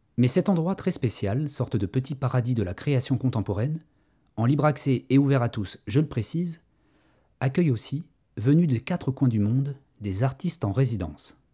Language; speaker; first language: French; native; French